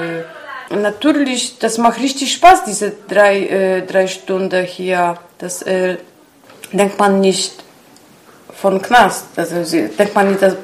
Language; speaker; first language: German; non-native, learner; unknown